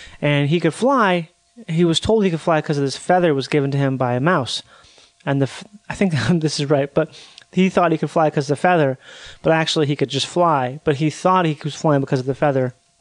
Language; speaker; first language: English; native; English